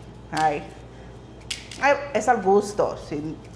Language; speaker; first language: Spanish; early bilingual, heritage; Spanish